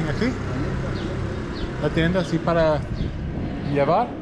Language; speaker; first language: Spanish; non-native, learner; English